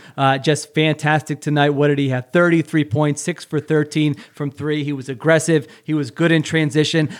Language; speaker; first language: English; native; English